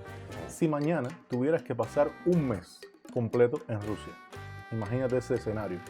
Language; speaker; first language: Spanish; native; Spanish